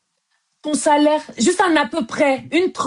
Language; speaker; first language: French; native; French